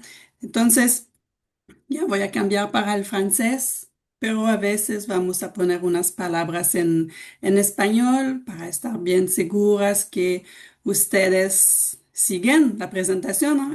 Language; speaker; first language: Spanish; non-native, fluent; French